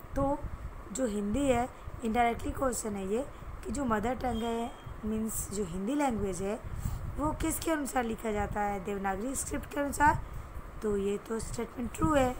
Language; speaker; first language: Hindi; native; Hindi